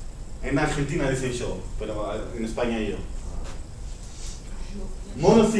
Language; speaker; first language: Spanish; non-native, fluent; Dutch